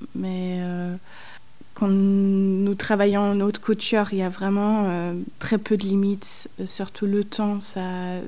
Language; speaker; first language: French; non-native, fluent; German